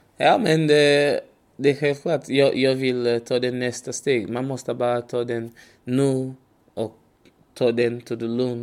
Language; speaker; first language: Swedish; non-native, learner; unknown